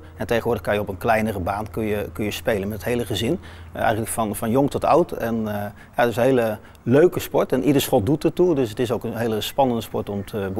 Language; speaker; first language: Dutch; native; Dutch